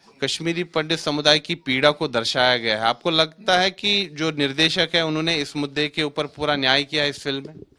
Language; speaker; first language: Hindi; native; Hindi